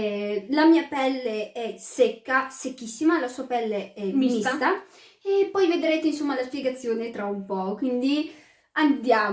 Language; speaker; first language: Italian; early bilingual, other home language; Arabic